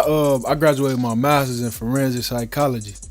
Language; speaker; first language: English; native; English